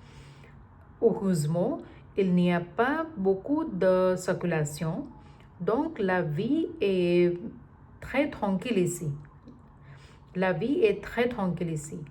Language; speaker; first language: French; non-native, learner; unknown